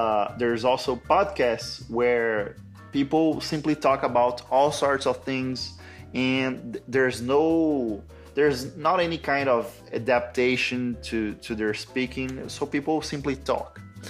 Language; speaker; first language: English; non-native, fluent; Portuguese